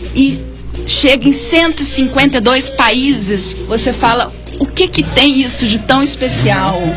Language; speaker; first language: Portuguese; native; Portuguese